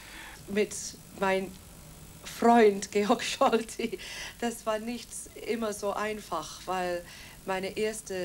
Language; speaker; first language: German; non-native, fluent; Welsh